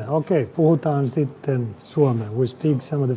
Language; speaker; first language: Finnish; native; Finnish